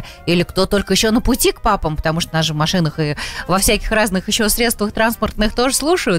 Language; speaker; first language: Russian; native; Russian